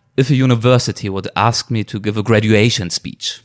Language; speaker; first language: English; non-native, fluent; German